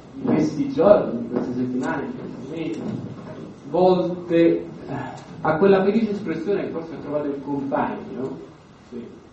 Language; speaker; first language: Italian; native; Italian